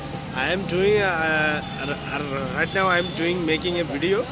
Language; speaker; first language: English; non-native, learner; Bangla